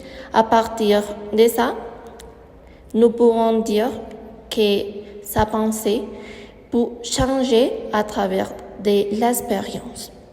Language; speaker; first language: French; non-native, learner; Spanish